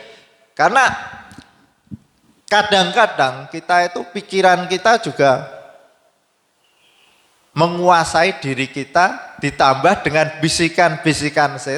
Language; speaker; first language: Indonesian; native; Indonesian